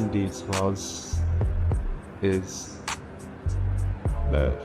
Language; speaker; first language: English; non-native, learner; Indonesian